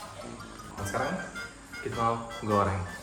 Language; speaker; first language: Indonesian; non-native, learner; German